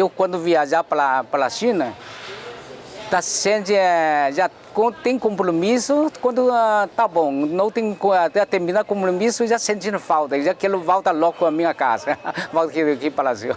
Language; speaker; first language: Portuguese; non-native, learner; Chinese